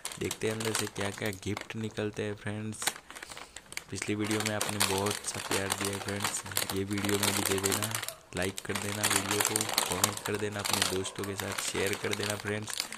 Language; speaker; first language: Hindi; native; Hindi